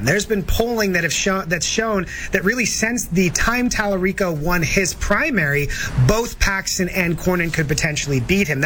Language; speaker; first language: English; native; English